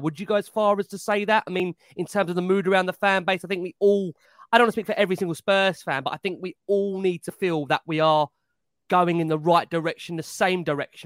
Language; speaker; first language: English; native; English